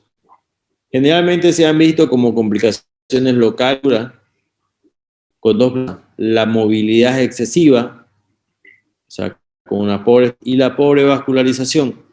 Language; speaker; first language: Spanish; native; Spanish